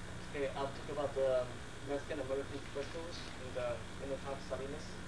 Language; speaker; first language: English; non-native, fluent; Chinese